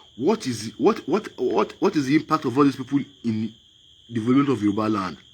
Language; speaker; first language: English; non-native, local second language; Yoruba